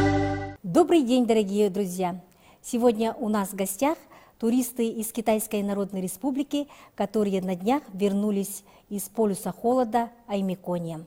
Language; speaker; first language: Russian; native; Russian